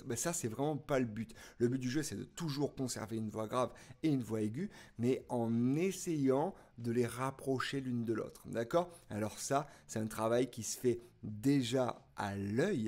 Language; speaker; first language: French; native; French